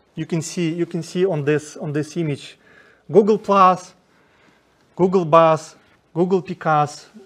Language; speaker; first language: English; non-native, fluent; Ukrainian